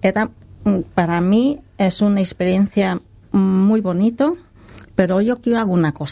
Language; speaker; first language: Spanish; non-native, learner; Khmer